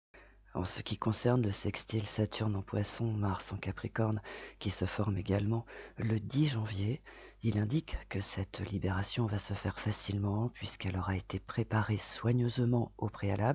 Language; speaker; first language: French; native; French